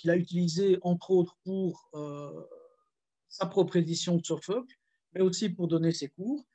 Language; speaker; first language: French; native; French